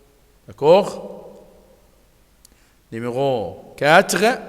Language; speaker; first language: French; non-native, fluent; Arabic